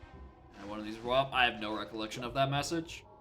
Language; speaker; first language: English; native; English